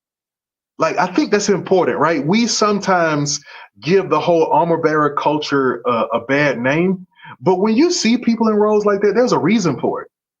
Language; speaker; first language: English; native; English